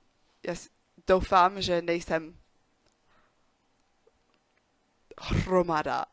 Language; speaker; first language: Czech; non-native, learner; English